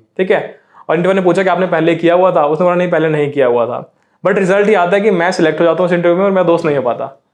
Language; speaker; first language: Hindi; native; Hindi